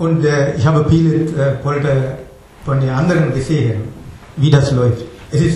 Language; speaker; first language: German; non-native, learner; Tamil